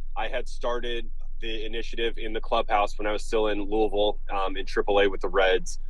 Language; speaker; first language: English; native; English